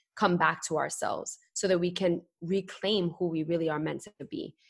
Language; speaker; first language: English; native; English